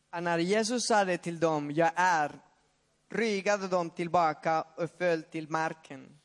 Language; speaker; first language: Swedish; non-native, fluent; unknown